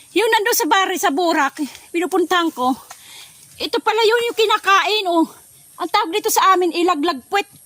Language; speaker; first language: Filipino; non-native, local second language; Waray